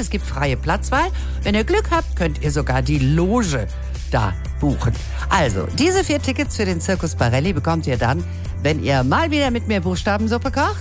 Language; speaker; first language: German; native; German